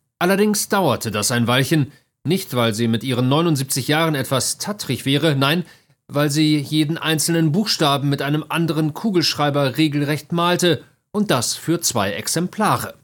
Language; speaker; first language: German; native; German